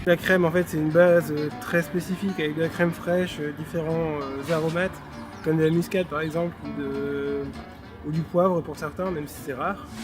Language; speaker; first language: French; native; French